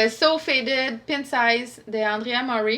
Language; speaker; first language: French; native; French